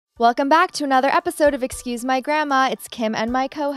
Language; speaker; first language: English; native; English